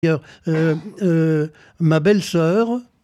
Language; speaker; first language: French; native; French